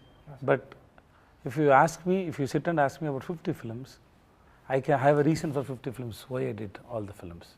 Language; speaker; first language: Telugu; non-native, learner; Tamil